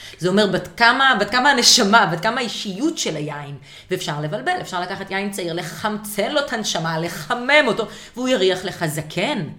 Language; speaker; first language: Hebrew; native; Hebrew